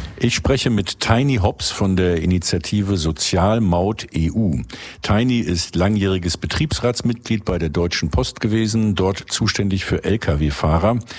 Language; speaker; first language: German; native; German